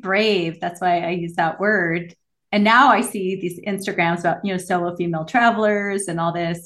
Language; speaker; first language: English; native; English